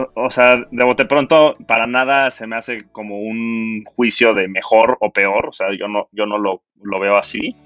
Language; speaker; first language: Spanish; native; Spanish